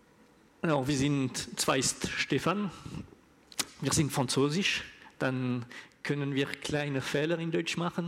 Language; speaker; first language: German; non-native, learner; French